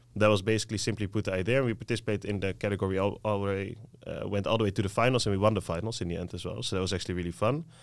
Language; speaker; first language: English; non-native, fluent; Dutch